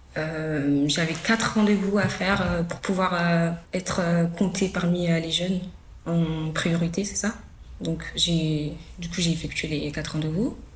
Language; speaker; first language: French; early bilingual, other home language; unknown